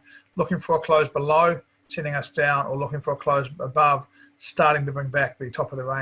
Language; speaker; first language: English; native; English